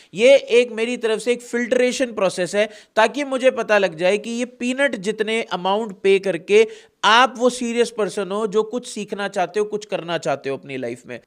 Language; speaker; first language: Hindi; native; Hindi